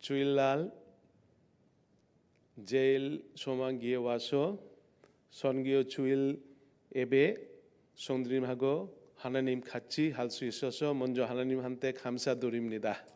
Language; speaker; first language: Korean; non-native, learner; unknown